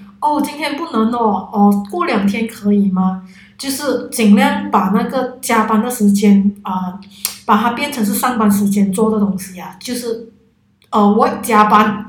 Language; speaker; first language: Chinese; non-native, local second language; Cantonese